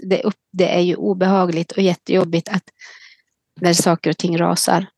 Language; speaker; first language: Swedish; native; Swedish